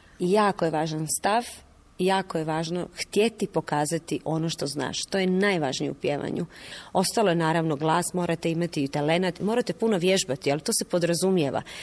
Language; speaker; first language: Croatian; native; Croatian